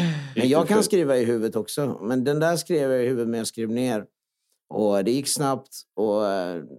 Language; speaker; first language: Swedish; non-native, local second language; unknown